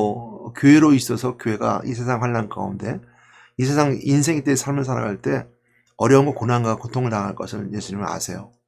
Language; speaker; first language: Korean; native; Korean